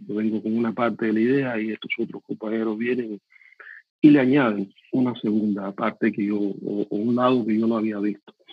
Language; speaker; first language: Spanish; native; Spanish